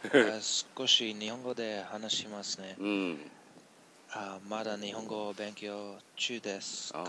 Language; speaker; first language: Japanese; non-native, learner; English